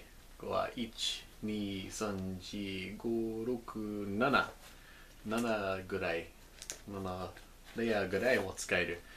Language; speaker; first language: Japanese; non-native, learner; English